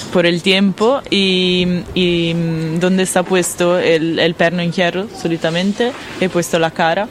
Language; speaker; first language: Spanish; non-native, learner; Italian